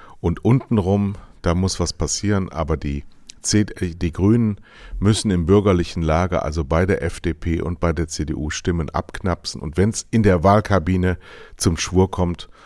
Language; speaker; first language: German; native; German